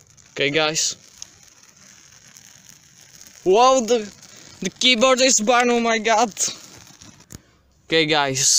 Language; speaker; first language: English; non-native, learner; Czech